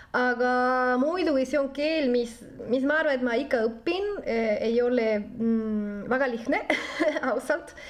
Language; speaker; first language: Estonian; non-native, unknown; Spanish